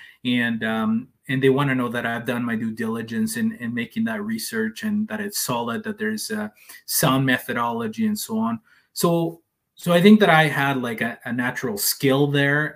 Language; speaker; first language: English; non-native, fluent; Spanish